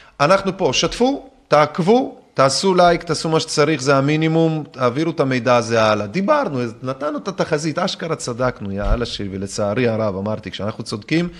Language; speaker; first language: Hebrew; early bilingual, other home language; Russian